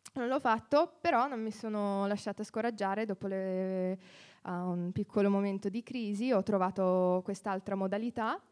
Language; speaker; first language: Italian; early bilingual, heritage; Italian